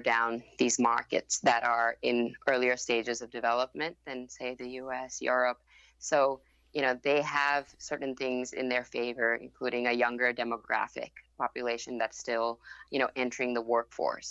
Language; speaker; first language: English; non-native, fluent; Thai